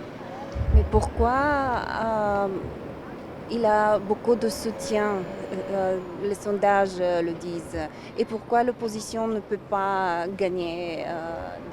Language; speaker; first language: French; non-native, fluent; Bulgarian